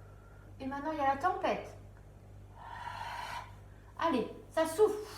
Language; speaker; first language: French; native; French